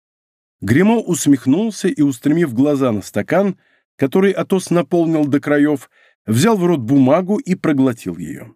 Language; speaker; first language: Russian; native; Russian